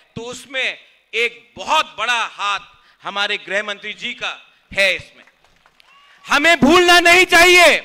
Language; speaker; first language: Hindi; non-native, local second language; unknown